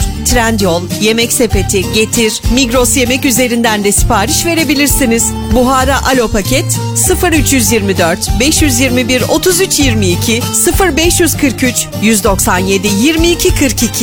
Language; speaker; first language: Turkish; native; Turkish